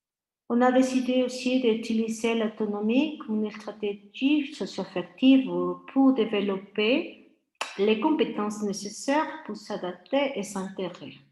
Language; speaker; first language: French; non-native, fluent; Spanish